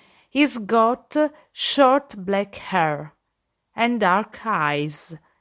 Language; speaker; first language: English; non-native, fluent; Italian